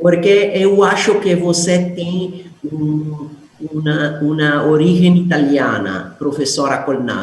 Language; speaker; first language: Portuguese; non-native, learner; Italian